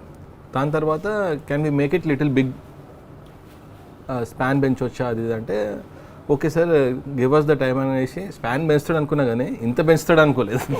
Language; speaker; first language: Telugu; native; Telugu